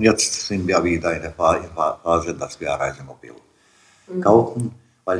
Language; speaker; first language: German; non-native, fluent; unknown